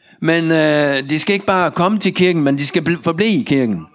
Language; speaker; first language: Danish; non-native, fluent; Russian